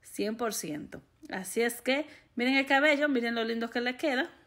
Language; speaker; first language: Spanish; native; Spanish